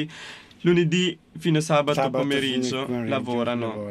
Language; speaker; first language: Italian; non-native, local second language; Filipino